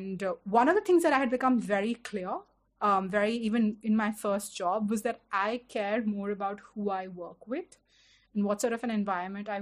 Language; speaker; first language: English; non-native, local second language; Hindi